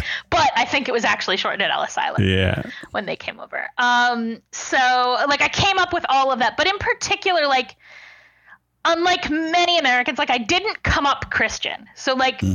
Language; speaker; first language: English; native; English